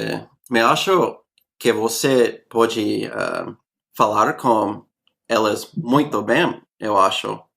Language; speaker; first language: Portuguese; non-native, learner; English